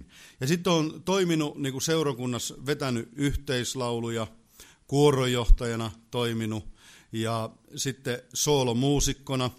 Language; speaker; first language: Finnish; native; Finnish